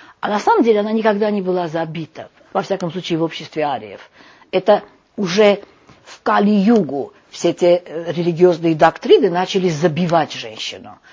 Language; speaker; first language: Russian; non-native, local second language; Armenian